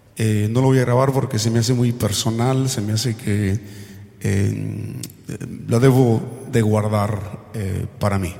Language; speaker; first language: Spanish; native; Spanish